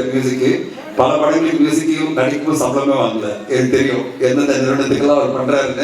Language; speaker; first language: Tamil; native; Tamil